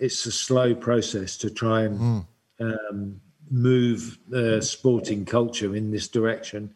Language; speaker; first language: English; native; English